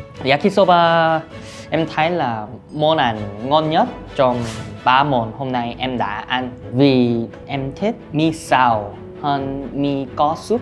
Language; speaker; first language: Vietnamese; non-native, fluent; Korean